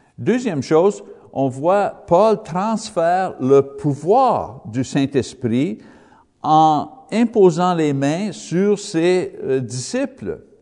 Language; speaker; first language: French; non-native, fluent; English